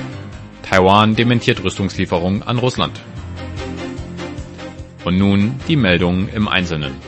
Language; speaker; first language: German; native; German